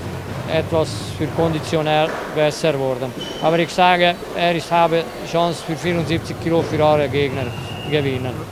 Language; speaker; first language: German; non-native, learner; Hungarian